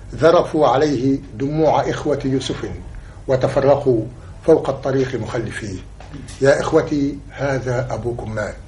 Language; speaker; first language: Arabic; native; Arabic